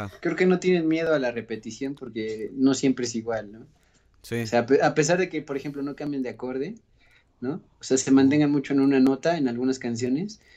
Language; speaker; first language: Spanish; native; Spanish